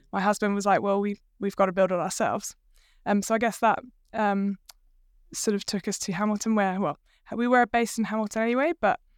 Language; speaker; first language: English; native; English